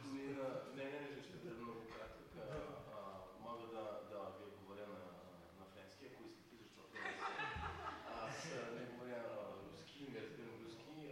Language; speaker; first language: Bulgarian; non-native, fluent; French